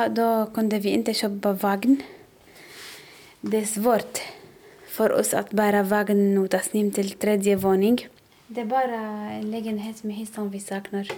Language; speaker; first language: Swedish; non-native, learner; Arabic